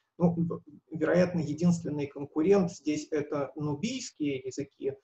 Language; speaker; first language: Russian; native; Russian